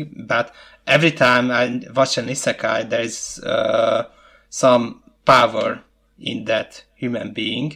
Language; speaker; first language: English; non-native, fluent; Hungarian